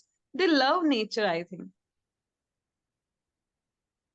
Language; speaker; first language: English; non-native, learner; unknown